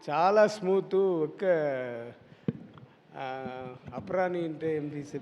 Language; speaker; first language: Telugu; non-native, learner; Tamil